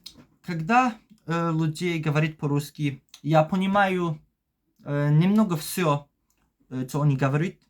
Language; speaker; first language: Russian; non-native, learner; Polish